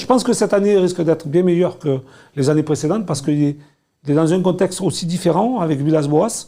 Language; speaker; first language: French; native; French